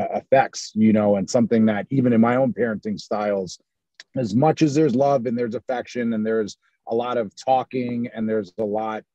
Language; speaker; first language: English; native; English